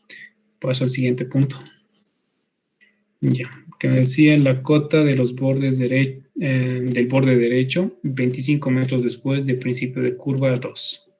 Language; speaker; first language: Spanish; native; Spanish